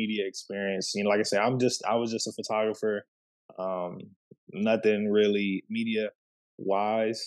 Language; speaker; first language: English; native; English